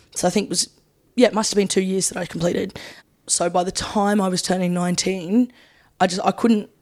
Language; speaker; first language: English; native; English